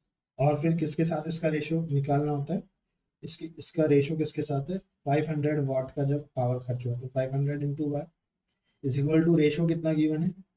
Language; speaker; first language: Hindi; native; Hindi